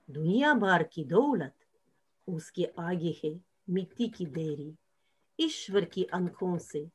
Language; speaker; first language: Hindi; non-native, fluent; Russian